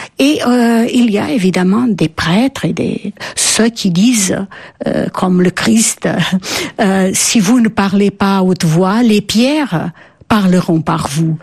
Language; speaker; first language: French; non-native, fluent; Portuguese